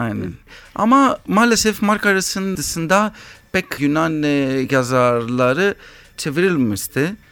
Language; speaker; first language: Turkish; non-native, learner; Greek